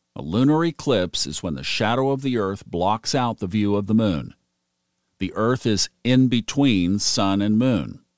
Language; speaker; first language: English; native; English